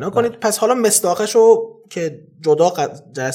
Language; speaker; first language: Persian; native; Persian